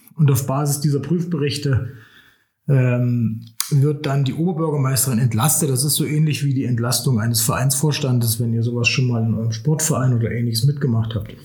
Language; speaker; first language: German; native; German